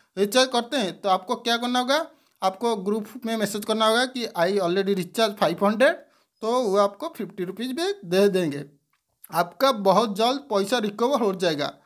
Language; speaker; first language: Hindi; non-native, local second language; Bangla